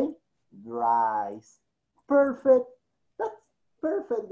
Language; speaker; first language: English; non-native, fluent; Spanish